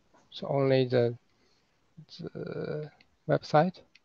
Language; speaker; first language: English; non-native, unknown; Chinese